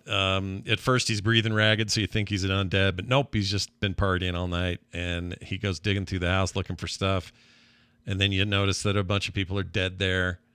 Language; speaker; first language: English; native; English